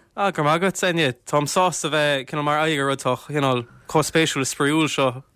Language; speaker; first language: Irish; non-native, local second language; English